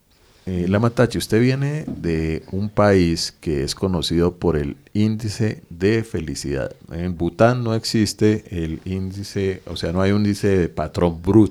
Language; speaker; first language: Spanish; native; Spanish